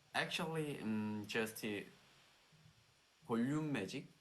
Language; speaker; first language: English; non-native, learner; Korean